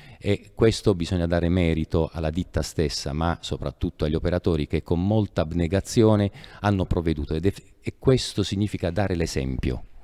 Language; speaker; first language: Italian; native; Italian